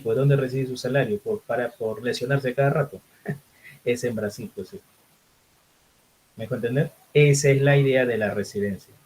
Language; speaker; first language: Spanish; native; Spanish